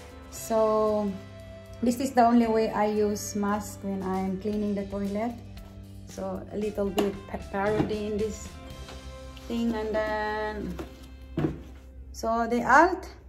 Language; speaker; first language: English; non-native, local second language; Cebuano